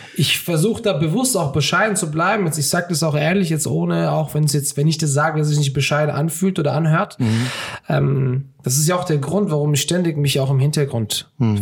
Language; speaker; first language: German; early bilingual, other home language; Turkish